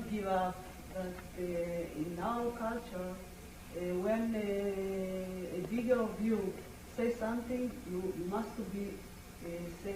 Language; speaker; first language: English; non-native, learner; Amharic